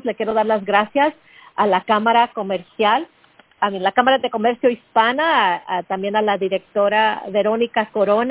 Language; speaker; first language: Spanish; early bilingual, heritage; Spanish